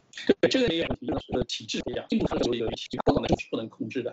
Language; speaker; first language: Chinese; native; Chinese